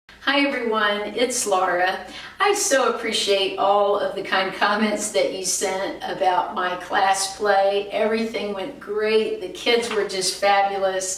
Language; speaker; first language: English; native; English